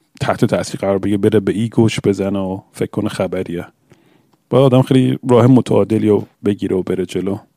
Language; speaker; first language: Persian; early bilingual, heritage; English